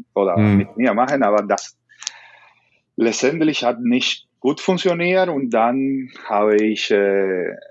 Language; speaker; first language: German; non-native, fluent; Spanish